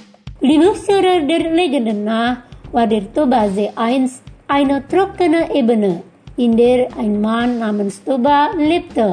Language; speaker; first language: German; non-native, fluent; Indonesian